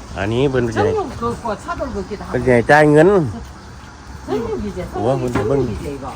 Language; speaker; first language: Korean; non-native, learner; Thai